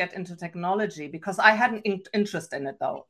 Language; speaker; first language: English; non-native, fluent; German